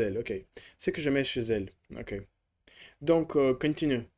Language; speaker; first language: French; non-native, learner; Russian